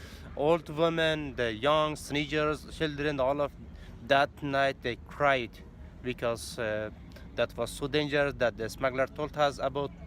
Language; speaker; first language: English; non-native, learner; Persian